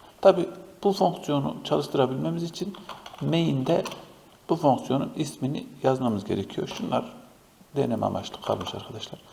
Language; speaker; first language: Turkish; native; Turkish